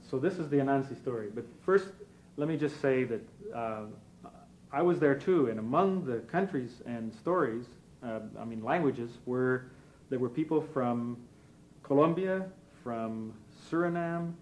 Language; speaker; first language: English; native; English